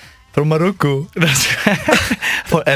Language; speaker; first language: Swedish; non-native, fluent; Arabic